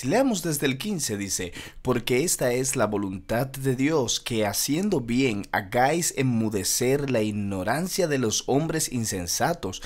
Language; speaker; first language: Spanish; native; Spanish